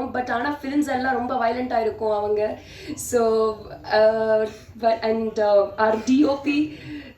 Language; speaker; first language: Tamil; non-native, learner; Telugu